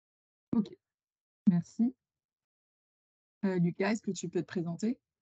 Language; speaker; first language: French; native; French